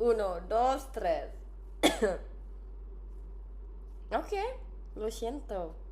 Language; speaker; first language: Spanish; non-native, learner; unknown